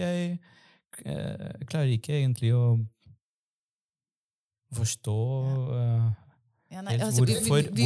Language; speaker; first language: Norwegian; non-native, fluent; Spanish